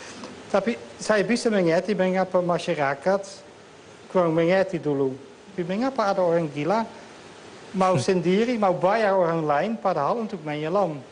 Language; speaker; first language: Indonesian; non-native, fluent; Dutch